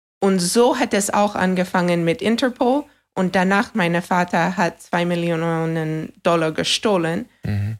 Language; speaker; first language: German; non-native, fluent; English